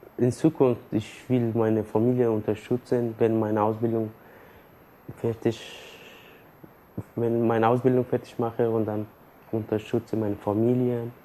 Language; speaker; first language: German; non-native, learner; Persian